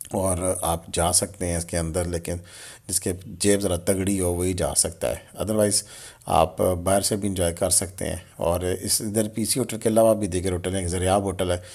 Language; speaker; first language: Urdu; non-native, local second language; Pahari-Potwari